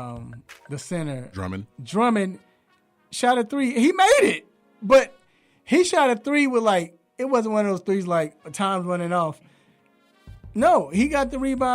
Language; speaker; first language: English; native; English